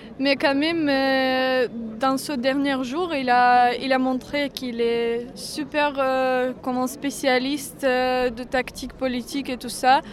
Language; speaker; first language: French; non-native, fluent; Ukrainian